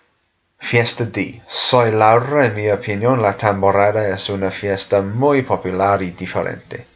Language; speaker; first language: Spanish; non-native, fluent; English